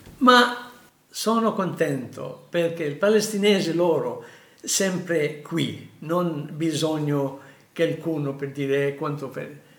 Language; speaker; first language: Italian; non-native, learner; Arabic